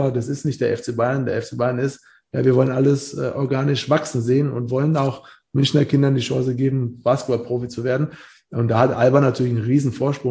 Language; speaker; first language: German; native; German